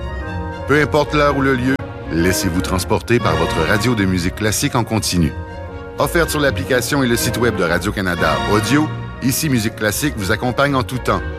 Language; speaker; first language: French; native; French